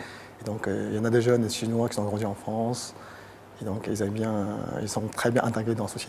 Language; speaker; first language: French; non-native, fluent; Chinese